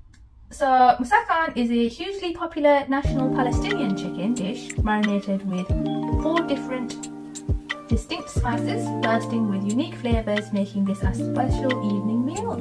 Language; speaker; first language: English; native; English